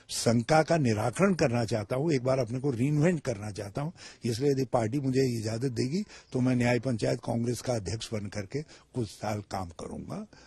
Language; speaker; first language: Hindi; native; Hindi